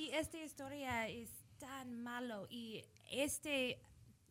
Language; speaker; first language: Spanish; early bilingual, heritage; English